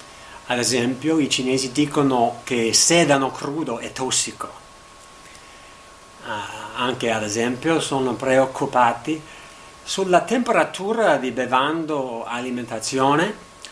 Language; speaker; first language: Italian; non-native, learner; English